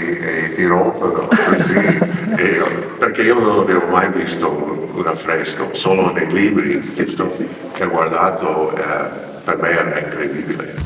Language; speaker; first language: Italian; non-native, fluent; English